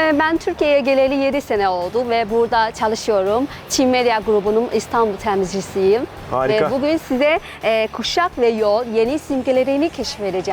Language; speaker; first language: Turkish; non-native, learner; Chinese